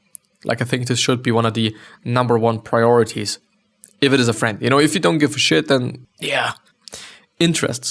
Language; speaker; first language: English; non-native, fluent; German